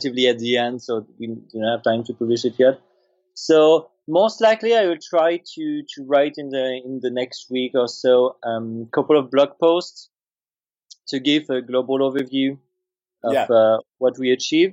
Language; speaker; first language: English; non-native, fluent; French